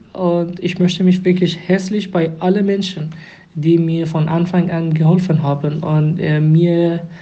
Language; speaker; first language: German; non-native, fluent; Persian